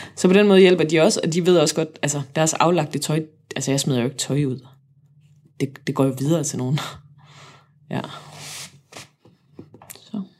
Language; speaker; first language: Danish; native; Danish